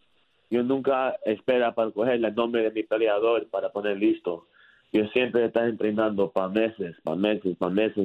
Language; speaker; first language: Spanish; early bilingual, heritage; English